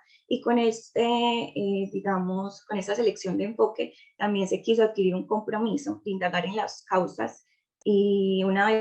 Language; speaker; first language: Spanish; native; Spanish